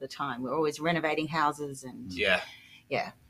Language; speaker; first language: English; native; English